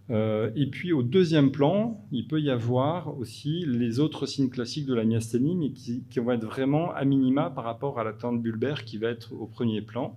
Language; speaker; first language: French; native; French